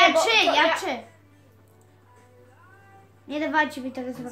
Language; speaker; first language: Polish; early bilingual, heritage; Polish